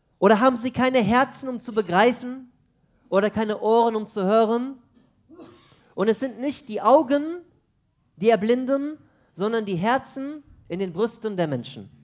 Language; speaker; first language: German; early bilingual, other home language; Urdu